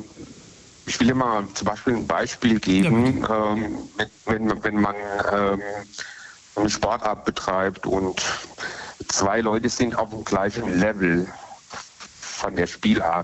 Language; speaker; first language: German; native; German